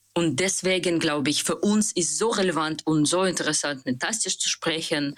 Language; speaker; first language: German; non-native, learner; Russian